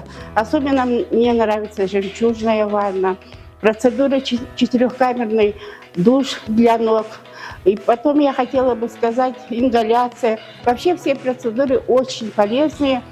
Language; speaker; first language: Russian; non-native, local second language; Kazakh